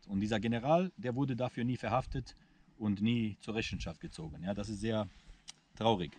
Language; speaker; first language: German; non-native, fluent; Bosnian